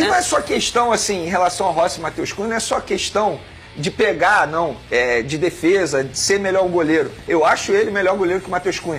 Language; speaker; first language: Portuguese; native; Portuguese